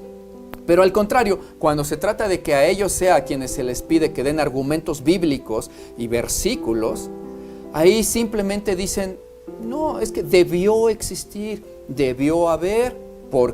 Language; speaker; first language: Spanish; native; Spanish